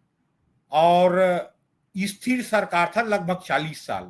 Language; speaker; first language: Hindi; native; Hindi